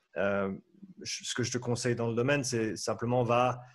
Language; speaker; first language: French; native; French